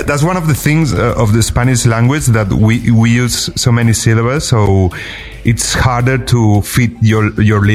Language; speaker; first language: English; non-native, fluent; Spanish